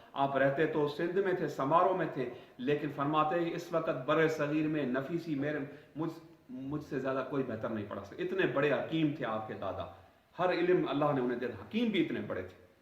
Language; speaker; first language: Urdu; non-native, local second language; Sindhi